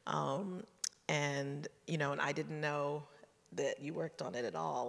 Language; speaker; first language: English; native; English